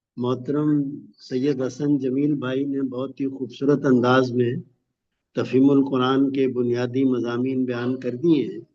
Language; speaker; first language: Urdu; non-native, local second language; Punjabi